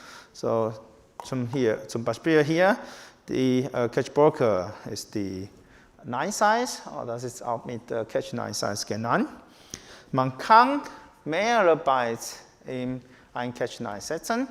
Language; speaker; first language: German; non-native, learner; Chinese